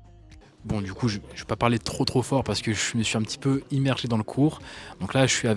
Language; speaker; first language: French; native; French